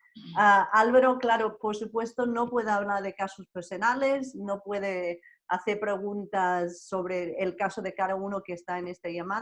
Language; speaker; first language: Spanish; non-native, fluent; English